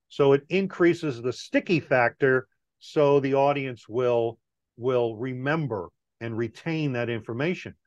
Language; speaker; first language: English; native; English